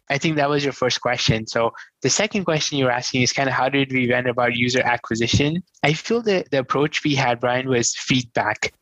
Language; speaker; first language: English; non-native, local second language; Hindi